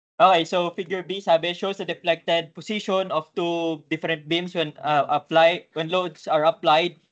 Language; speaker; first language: English; non-native, local second language; Filipino